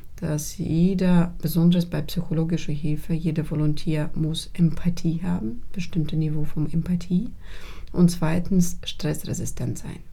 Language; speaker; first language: German; non-native, fluent; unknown